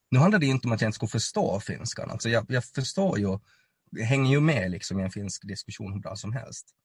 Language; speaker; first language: Swedish; native; Swedish